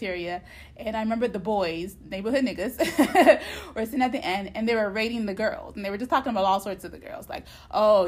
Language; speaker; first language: English; native; English